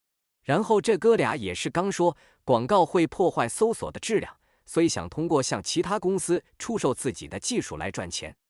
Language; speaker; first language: Chinese; native; Chinese